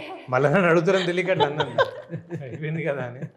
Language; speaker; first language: Telugu; native; Telugu